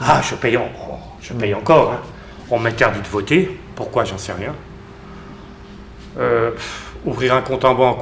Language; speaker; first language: French; native; French